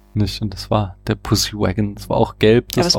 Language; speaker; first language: German; native; German